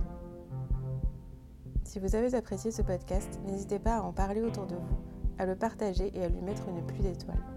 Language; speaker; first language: French; native; French